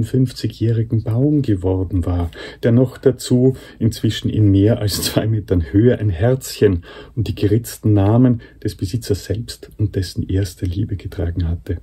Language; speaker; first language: German; native; German